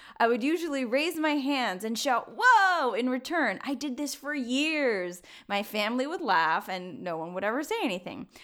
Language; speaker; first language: English; early bilingual, other home language; Spanish